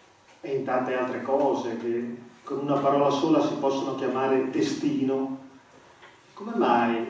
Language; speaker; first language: Italian; native; Italian